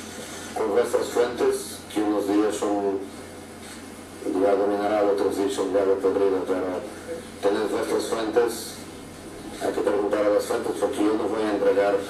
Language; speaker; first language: Spanish; non-native, fluent; Portuguese